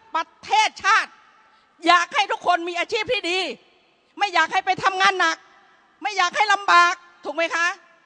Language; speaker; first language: Thai; native; Thai